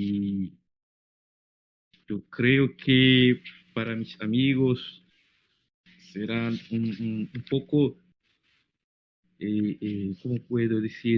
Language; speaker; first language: Spanish; non-native, learner; Portuguese